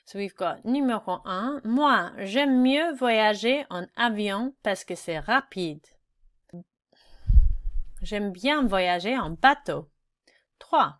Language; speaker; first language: French; non-native, fluent; English